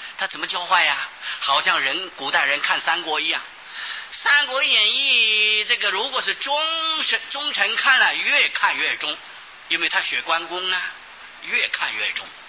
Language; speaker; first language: Chinese; non-native, local second language; Hakka Chinese